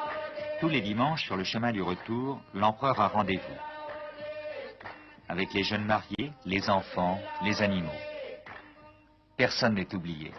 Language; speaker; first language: French; native; French